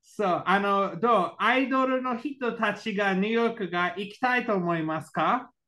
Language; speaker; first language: Japanese; non-native, learner; English